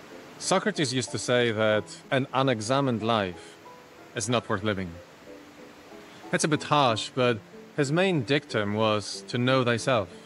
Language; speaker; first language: English; non-native, fluent; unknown